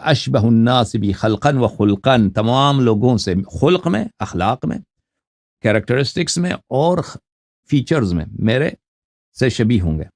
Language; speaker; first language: Urdu; non-native, fluent; Persian